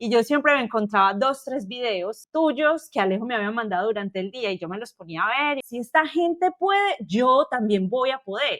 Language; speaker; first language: Spanish; native; Spanish